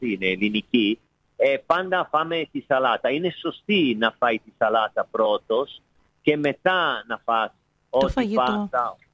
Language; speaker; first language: Greek; non-native, fluent; Italian